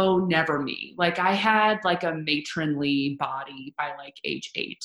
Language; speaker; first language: English; native; English